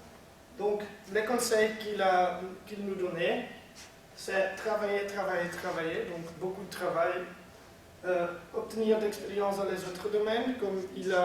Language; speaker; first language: French; non-native, learner; Dutch